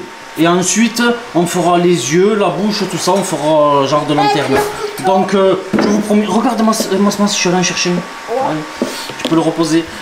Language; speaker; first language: French; native; French